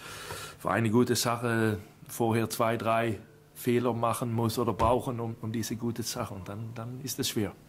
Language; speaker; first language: German; non-native, fluent; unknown